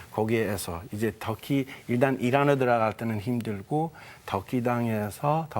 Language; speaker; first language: Korean; non-native, fluent; Persian